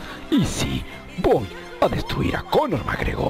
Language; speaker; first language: Spanish; native; Spanish